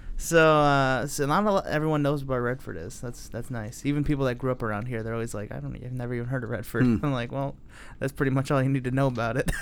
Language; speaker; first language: English; native; English